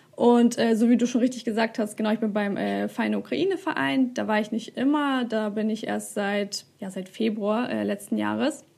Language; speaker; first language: German; early bilingual, other home language; Russian